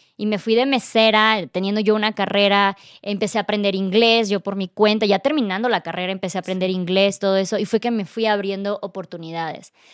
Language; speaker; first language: Spanish; native; Spanish